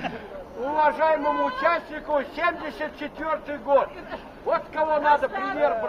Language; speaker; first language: Russian; native; Russian